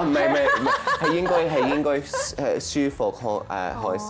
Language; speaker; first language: Cantonese; non-native, local second language; French